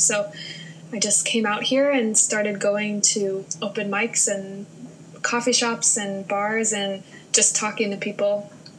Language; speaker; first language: English; native; English